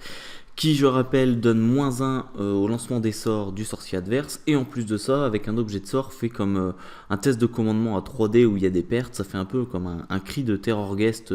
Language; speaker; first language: French; native; French